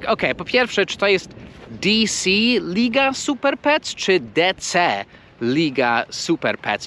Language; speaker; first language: Polish; non-native, fluent; English